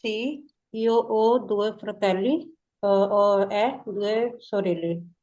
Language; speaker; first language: Italian; non-native, learner; Punjabi